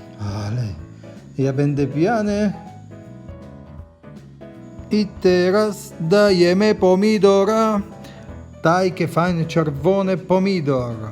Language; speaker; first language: Polish; non-native, learner; Italian